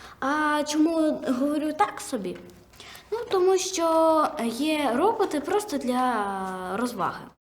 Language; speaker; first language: Ukrainian; non-native, local second language; Russian